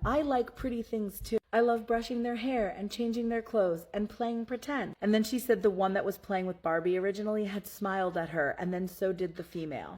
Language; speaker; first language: English; native; English